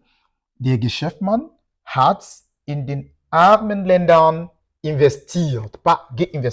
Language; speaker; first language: German; non-native, fluent; French